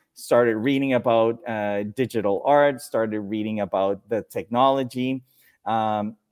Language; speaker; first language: English; non-native, fluent; Spanish